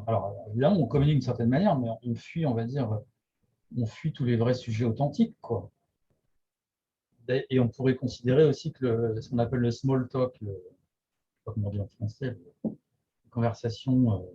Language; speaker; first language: French; native; French